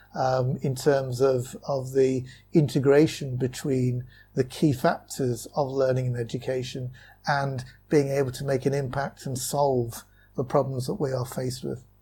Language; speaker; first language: English; native; English